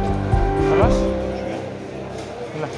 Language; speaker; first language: Arabic; non-native, learner; Filipino